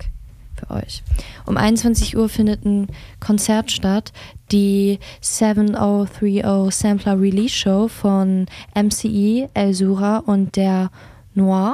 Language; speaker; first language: German; native; German